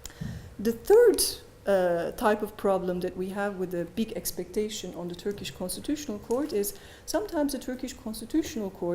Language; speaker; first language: English; non-native, fluent; Turkish